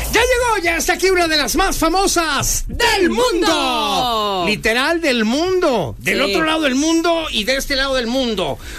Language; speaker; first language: Spanish; native; Spanish